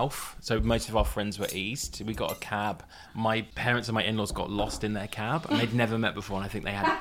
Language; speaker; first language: English; native; English